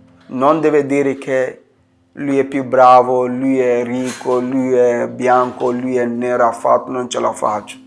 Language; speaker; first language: Italian; non-native, fluent; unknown